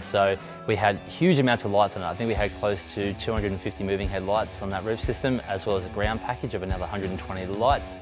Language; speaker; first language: English; native; English